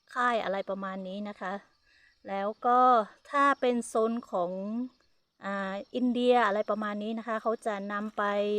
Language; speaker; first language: Thai; non-native, local second language; Hmong